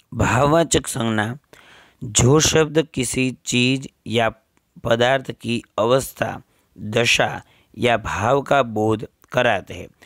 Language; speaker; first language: Hindi; non-native, local second language; Gujarati